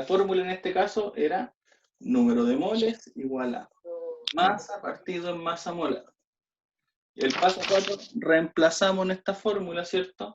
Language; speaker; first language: Spanish; native; Spanish